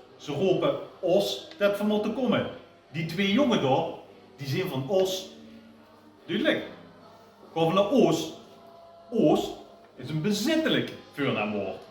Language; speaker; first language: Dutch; native; Dutch